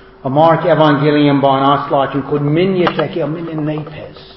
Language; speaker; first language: Hungarian; non-native, fluent; English